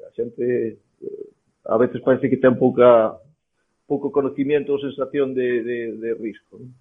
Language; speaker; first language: Galician; native; Galician